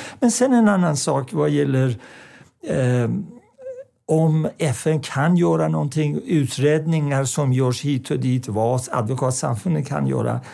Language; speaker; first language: Swedish; non-native, fluent; Persian